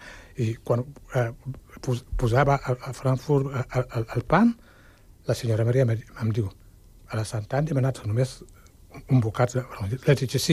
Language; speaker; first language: Catalan; non-native, fluent; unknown